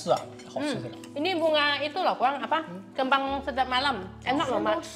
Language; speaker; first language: Indonesian; native; Indonesian